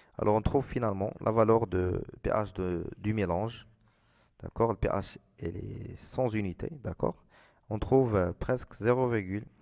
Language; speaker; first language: French; non-native, local second language; Arabic